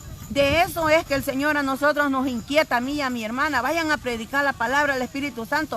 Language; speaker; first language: Spanish; native; Spanish